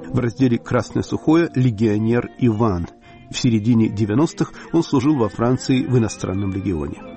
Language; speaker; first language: Russian; native; Russian